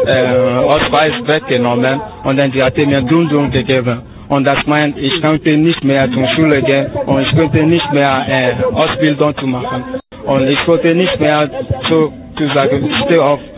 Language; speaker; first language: German; non-native, learner; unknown